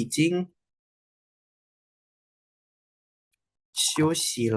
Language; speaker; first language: Chinese; non-native, fluent; Indonesian